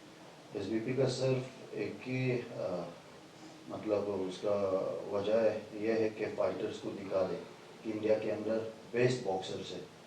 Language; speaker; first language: Hindi; non-native, fluent; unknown